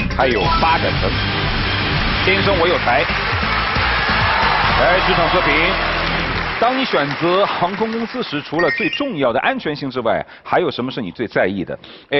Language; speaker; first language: Chinese; native; Chinese